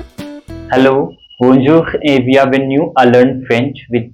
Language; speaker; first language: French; non-native, fluent; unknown